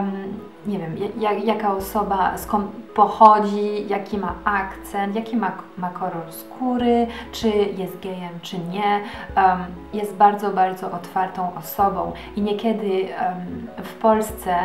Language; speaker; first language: Polish; early bilingual, heritage; Polish